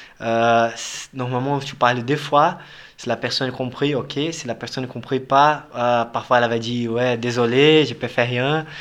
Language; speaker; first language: French; non-native, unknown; Portuguese